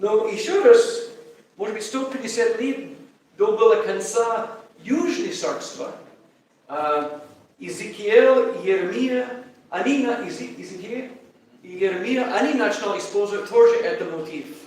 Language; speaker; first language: Russian; non-native, learner; English